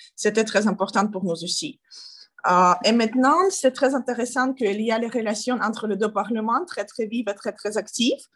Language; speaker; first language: French; non-native, learner; Ukrainian